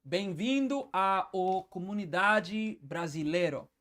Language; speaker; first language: Portuguese; non-native, learner; English